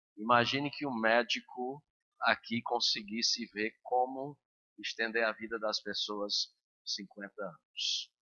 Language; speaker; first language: Portuguese; early bilingual, other home language; English